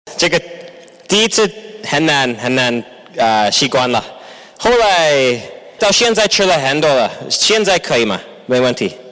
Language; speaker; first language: Chinese; non-native, fluent; English